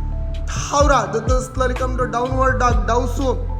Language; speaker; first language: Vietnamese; non-native, learner; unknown